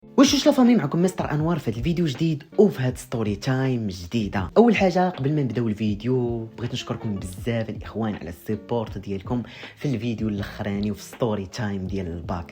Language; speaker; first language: Arabic; native; Arabic